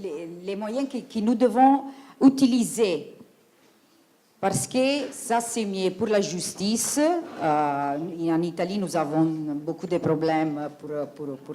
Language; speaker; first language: French; non-native, fluent; Italian